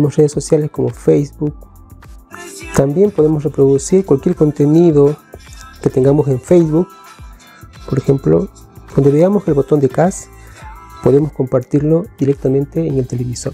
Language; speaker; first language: Spanish; native; Spanish